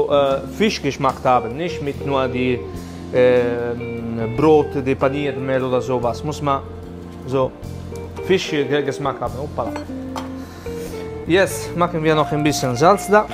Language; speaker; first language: German; non-native, learner; Italian